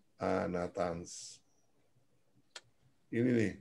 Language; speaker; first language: Indonesian; native; Indonesian